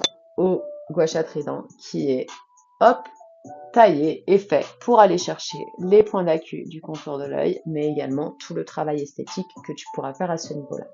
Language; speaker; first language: French; native; French